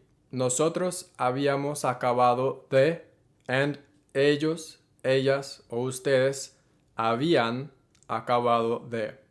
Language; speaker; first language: Spanish; non-native, fluent; English